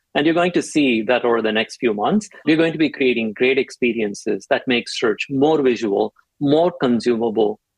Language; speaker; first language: English; non-native, local second language; Tamil